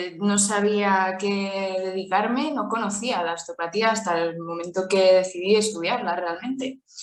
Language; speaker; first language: Spanish; early bilingual, heritage; Spanish